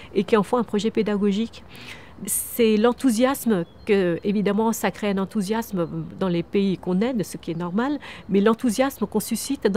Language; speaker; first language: French; early bilingual, other home language; Vietnamese